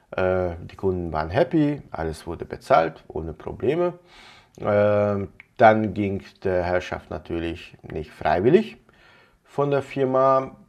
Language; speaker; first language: German; non-native, fluent; Hungarian